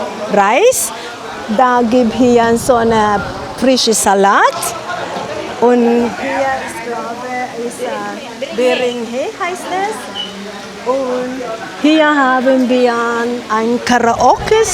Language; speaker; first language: German; non-native, learner; Filipino